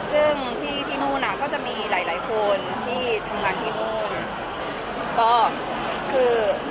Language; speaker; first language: Thai; native; Thai